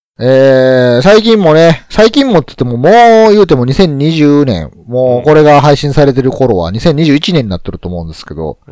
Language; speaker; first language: Japanese; native; Japanese